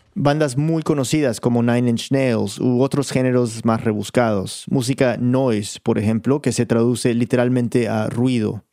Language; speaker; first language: Spanish; early bilingual, heritage; Spanish